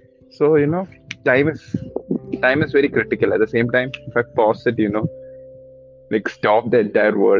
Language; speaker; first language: English; early bilingual, other home language; Malayalam